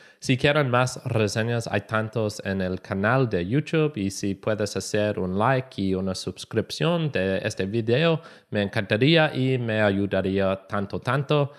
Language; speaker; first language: Spanish; non-native, learner; English